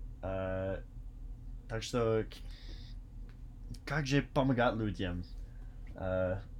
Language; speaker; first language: Russian; non-native, learner; English